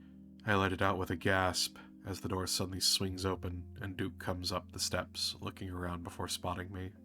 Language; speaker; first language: English; native; English